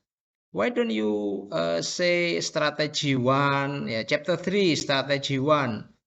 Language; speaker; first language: English; non-native, fluent; Indonesian